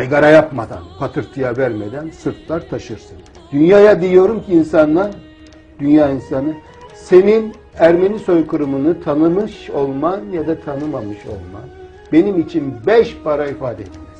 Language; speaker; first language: Turkish; native; Turkish